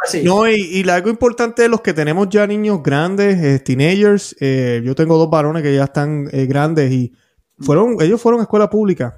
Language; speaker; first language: Spanish; native; Spanish